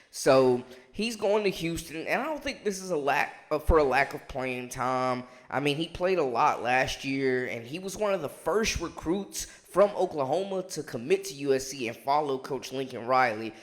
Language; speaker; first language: English; native; English